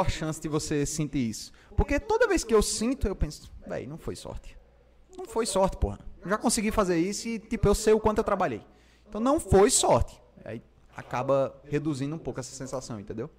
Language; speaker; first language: Portuguese; native; Portuguese